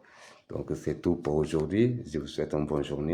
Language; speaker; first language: French; non-native, fluent; Portuguese